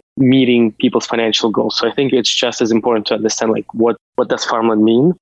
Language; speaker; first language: English; non-native, fluent; Russian